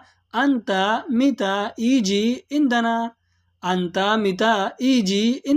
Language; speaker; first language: Arabic; non-native, learner; Hindi